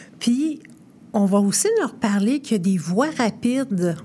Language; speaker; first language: French; native; French